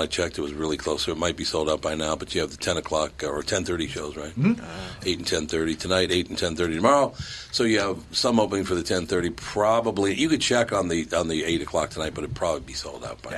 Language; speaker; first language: English; native; English